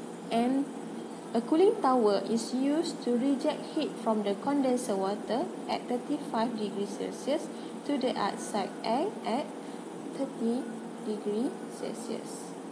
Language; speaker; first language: English; non-native, local second language; Malay